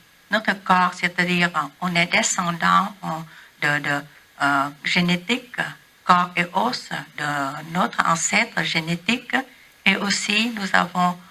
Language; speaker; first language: French; non-native, learner; Vietnamese